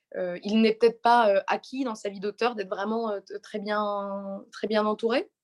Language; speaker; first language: French; native; French